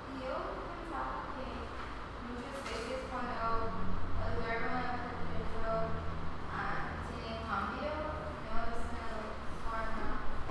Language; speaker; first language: Spanish; non-native, learner; English